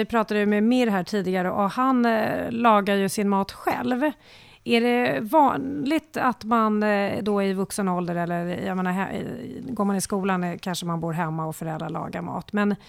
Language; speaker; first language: Swedish; native; Swedish